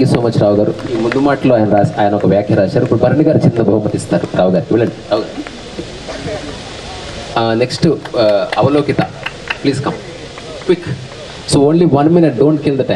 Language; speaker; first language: Telugu; native; Telugu